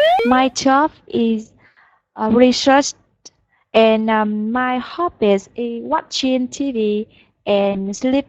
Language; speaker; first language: English; non-native, learner; Vietnamese